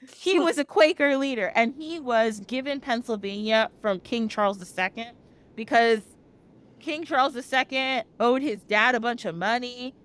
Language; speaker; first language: English; native; English